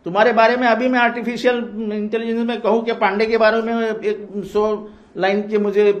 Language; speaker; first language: Hindi; non-native, local second language; Marathi